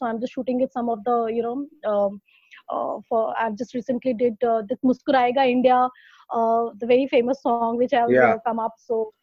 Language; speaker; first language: English; non-native, local second language; Hindi